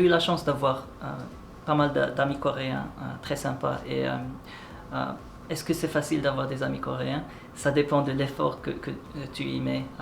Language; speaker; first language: French; non-native, local second language; Arabic